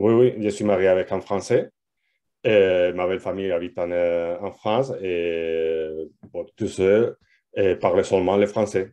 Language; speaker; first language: French; non-native, fluent; Spanish